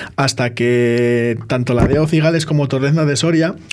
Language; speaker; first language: Spanish; native; Spanish